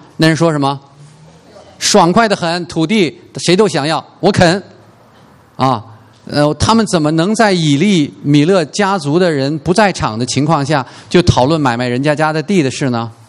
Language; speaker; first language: Chinese; native; Chinese